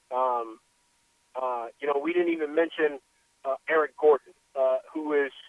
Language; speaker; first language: English; native; English